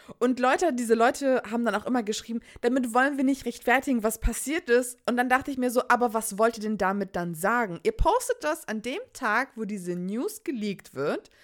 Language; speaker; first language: German; early bilingual, other home language; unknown